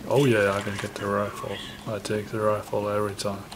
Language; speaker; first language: English; non-native, fluent; Finnish